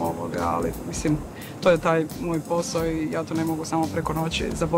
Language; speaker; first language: Serbian; native; Serbian